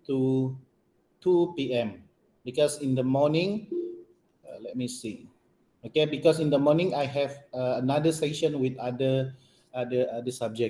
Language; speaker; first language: English; non-native, local second language; Malay